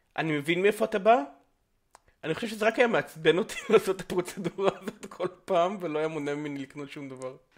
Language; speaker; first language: Hebrew; native; Hebrew